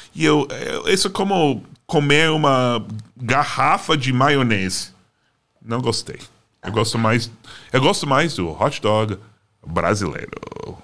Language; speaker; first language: Portuguese; non-native, fluent; English